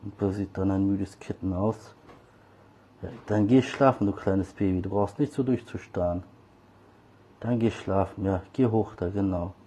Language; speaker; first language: German; early bilingual, other home language; Turkish